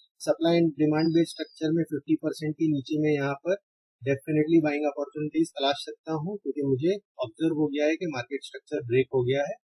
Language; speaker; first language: Hindi; native; Hindi